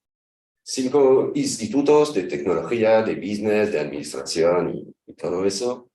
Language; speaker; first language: Spanish; non-native, fluent; French